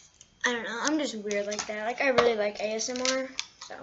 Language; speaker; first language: English; native; English